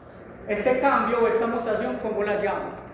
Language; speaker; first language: Spanish; native; Spanish